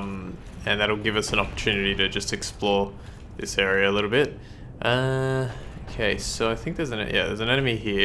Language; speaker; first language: English; native; English